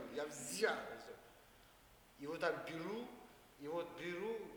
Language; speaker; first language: Russian; native; Russian